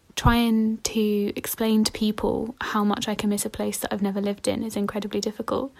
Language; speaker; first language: English; native; English